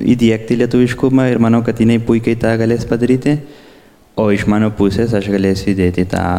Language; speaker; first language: Lithuanian; early bilingual, heritage; Spanish